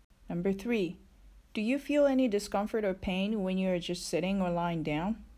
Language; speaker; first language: English; non-native, fluent; Japanese